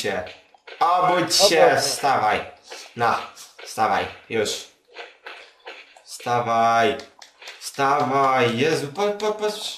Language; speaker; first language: Polish; native; Polish